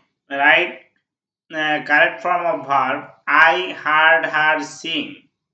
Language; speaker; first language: English; non-native, local second language; Bangla